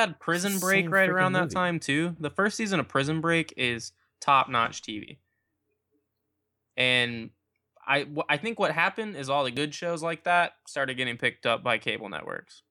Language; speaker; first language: English; native; English